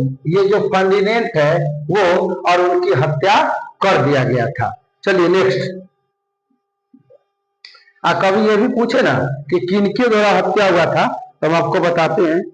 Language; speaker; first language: Hindi; non-native, local second language; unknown